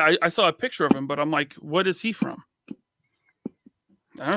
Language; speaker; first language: English; native; English